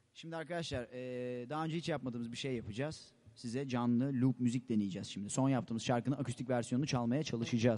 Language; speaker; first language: Turkish; native; Turkish